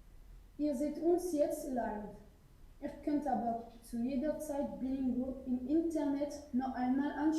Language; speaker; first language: German; non-native, learner; French